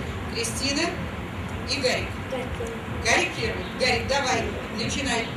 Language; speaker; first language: Russian; native; Russian